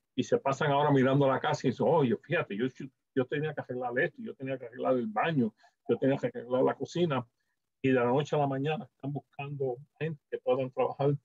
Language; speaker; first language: Spanish; native; Spanish